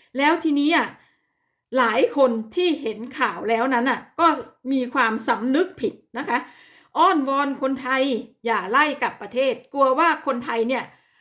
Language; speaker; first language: Thai; native; Thai